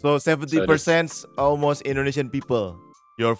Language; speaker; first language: English; non-native, fluent; Indonesian